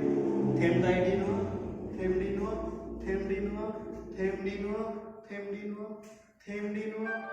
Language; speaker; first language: Vietnamese; non-native, learner; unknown